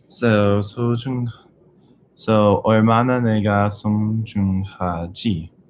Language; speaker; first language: Korean; non-native, learner; English